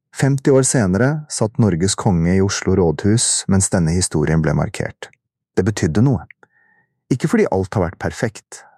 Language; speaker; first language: Norwegian; early bilingual, other home language; Urdu